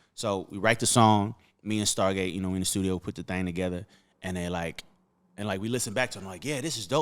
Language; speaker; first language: English; native; English